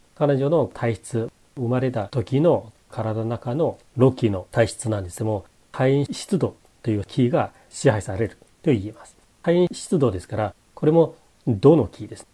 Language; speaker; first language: Japanese; non-native, fluent; Chinese